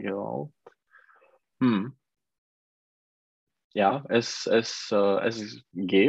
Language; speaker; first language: German; non-native, learner; Czech